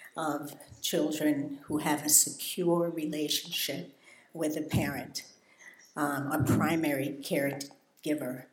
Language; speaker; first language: English; native; English